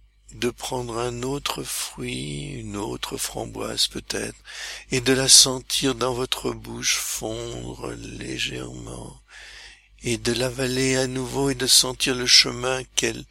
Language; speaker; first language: French; native; French